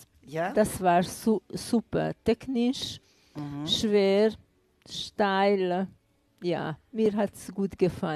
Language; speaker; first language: German; non-native, fluent; Hungarian